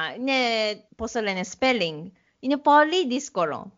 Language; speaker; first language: Greek; non-native, learner; Japanese